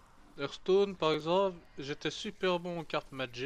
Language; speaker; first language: French; native; French